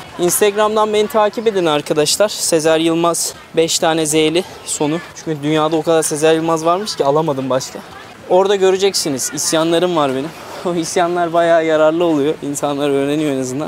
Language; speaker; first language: Turkish; native; Turkish